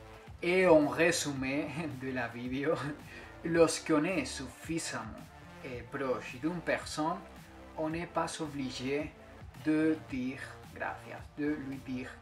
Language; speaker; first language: French; non-native, fluent; Spanish